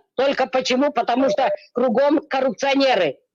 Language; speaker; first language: Russian; non-native, local second language; Tajik